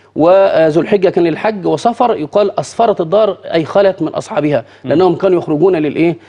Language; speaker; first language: Arabic; native; Arabic